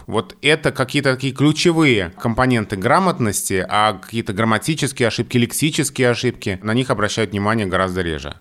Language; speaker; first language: Russian; native; Russian